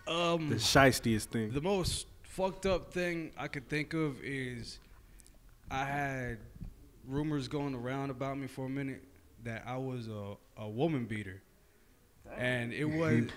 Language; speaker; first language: English; native; English